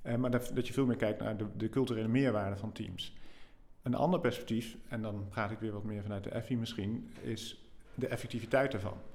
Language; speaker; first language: Dutch; native; Dutch